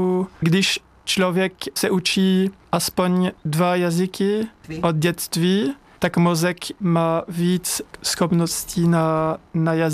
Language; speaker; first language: Czech; non-native, learner; French